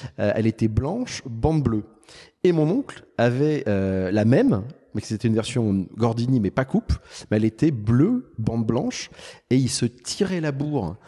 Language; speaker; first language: French; native; French